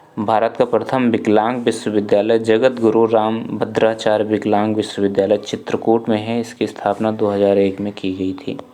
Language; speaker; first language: Hindi; native; Hindi